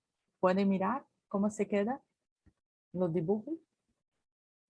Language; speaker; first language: Spanish; non-native, learner; Portuguese